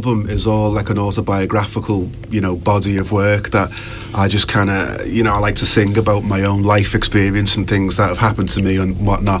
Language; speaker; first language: English; native; English